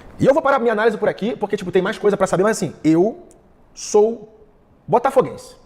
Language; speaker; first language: Portuguese; early bilingual, heritage; Portuguese